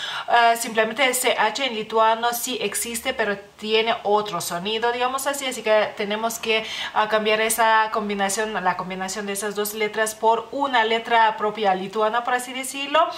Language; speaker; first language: Spanish; non-native, fluent; Lithuanian